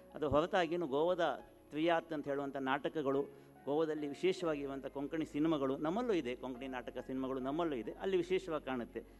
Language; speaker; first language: Kannada; non-native, local second language; Konkani